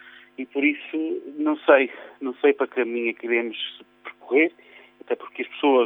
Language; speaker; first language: Portuguese; native; Portuguese